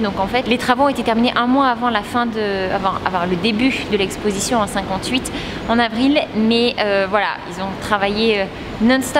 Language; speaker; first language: French; native; French